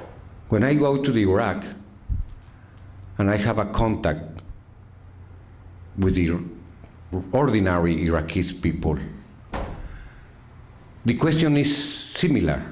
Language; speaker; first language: English; non-native, learner; Spanish